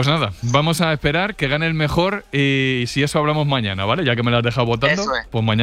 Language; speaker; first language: Spanish; native; Spanish